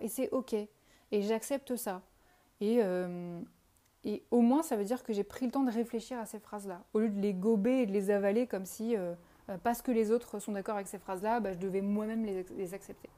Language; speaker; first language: French; native; French